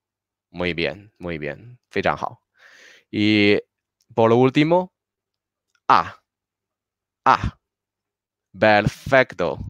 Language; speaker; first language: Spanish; non-native, learner; Chinese